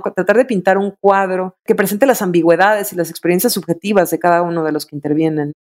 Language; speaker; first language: Spanish; native; Spanish